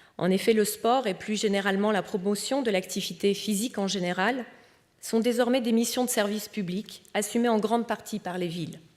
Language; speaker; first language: French; early bilingual, other home language; Romanian